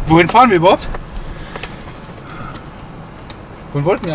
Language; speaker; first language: German; native; German